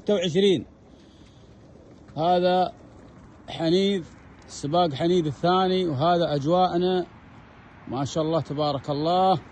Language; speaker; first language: Arabic; native; Arabic